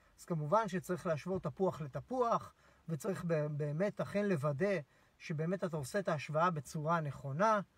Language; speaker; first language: Hebrew; native; Hebrew